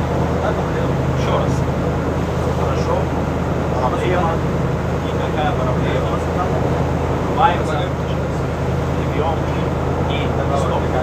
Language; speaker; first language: Russian; non-native, learner; Arabic